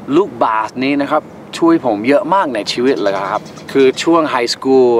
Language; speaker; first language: Thai; non-native, fluent; English